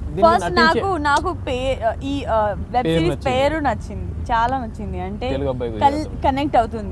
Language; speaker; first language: Telugu; non-native, local second language; Gujarati